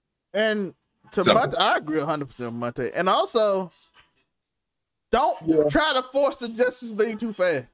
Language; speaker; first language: English; native; English